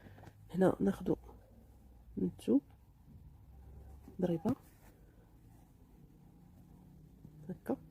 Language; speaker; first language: Arabic; native; Arabic